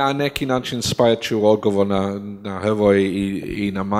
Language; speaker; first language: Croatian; non-native, learner; English